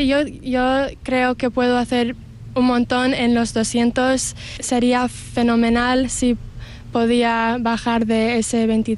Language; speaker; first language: Spanish; early bilingual, heritage; English